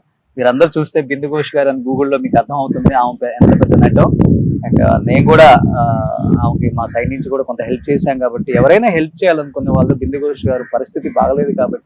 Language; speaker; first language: Telugu; native; Telugu